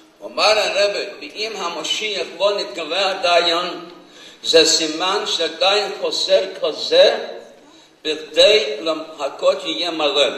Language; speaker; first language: Hebrew; non-native, fluent; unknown